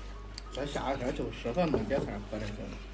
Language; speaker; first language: Chinese; native; Chinese